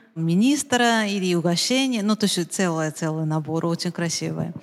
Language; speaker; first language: Russian; non-native, fluent; Japanese